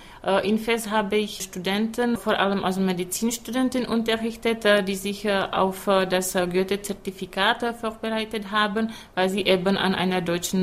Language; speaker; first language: German; non-native, fluent; Czech